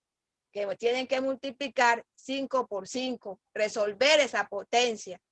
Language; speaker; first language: Spanish; native; Spanish